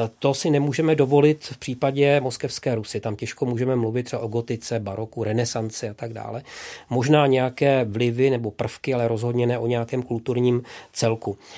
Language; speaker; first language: Czech; native; Czech